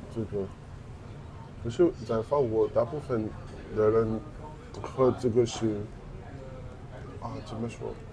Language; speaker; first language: Chinese; non-native, learner; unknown